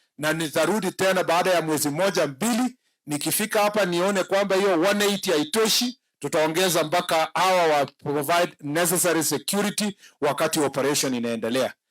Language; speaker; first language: Swahili; non-native, local second language; Kalenjin